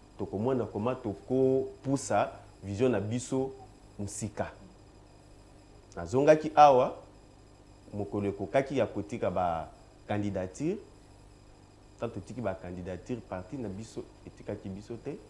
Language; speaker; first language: Lingala; non-native, local second language; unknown